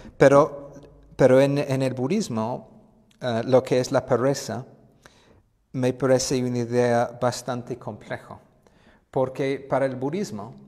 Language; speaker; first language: Spanish; non-native, fluent; English